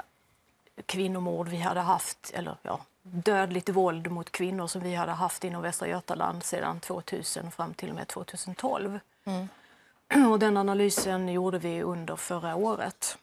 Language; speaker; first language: Swedish; native; Swedish